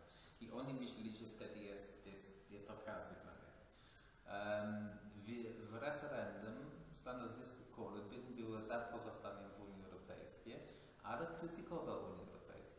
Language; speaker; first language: Polish; non-native, fluent; English